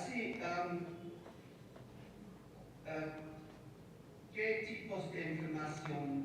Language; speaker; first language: Spanish; non-native, learner; English